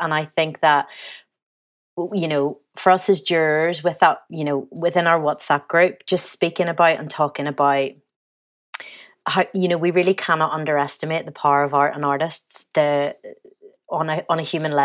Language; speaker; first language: English; native; English